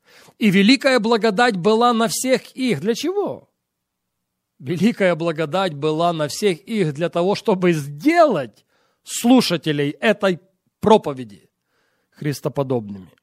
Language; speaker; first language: Russian; native; Russian